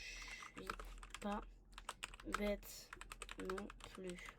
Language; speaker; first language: French; native; French